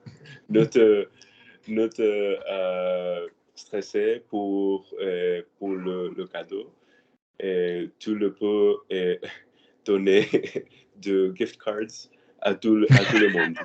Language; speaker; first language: French; non-native, learner; Spanish